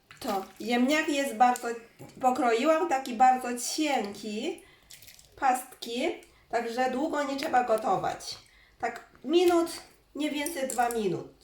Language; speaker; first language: Polish; non-native, learner; Chinese